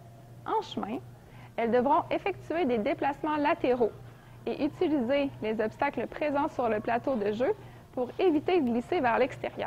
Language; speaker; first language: French; native; French